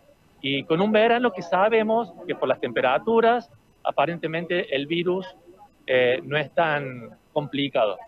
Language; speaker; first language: Spanish; native; Spanish